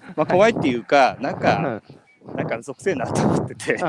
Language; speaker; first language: Japanese; native; Japanese